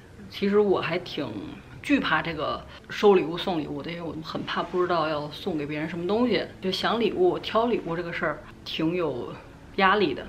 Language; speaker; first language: Chinese; native; Chinese